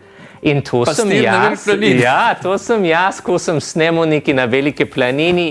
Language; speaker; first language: Slovenian; non-native, fluent; English